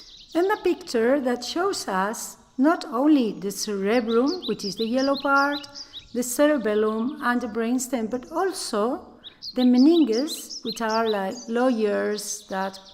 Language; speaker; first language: English; non-native, fluent; Spanish